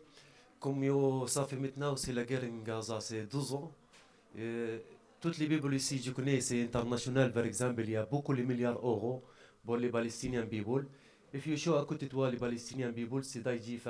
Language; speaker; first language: French; non-native, learner; Arabic